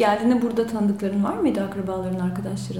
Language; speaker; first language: Turkish; native; Turkish